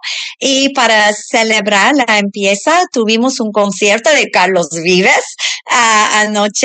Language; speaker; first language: Spanish; early bilingual, other home language; English